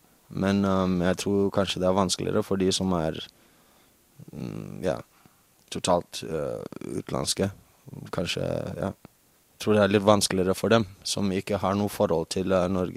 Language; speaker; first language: Norwegian; non-native, fluent; English